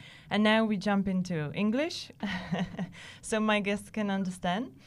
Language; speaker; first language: English; non-native, fluent; Czech